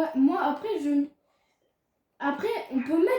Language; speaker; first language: French; native; French